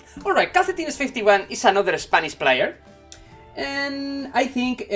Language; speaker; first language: English; non-native, learner; Spanish